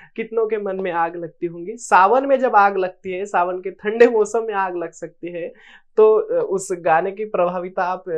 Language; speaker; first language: Hindi; native; Hindi